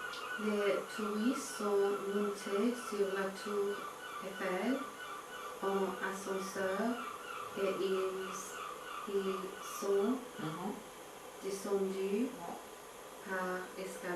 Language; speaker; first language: French; non-native, learner; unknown